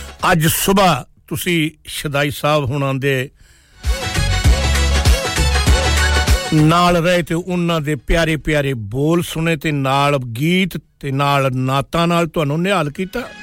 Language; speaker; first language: Punjabi; native; Punjabi